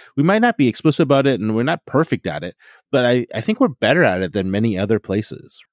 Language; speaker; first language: English; native; English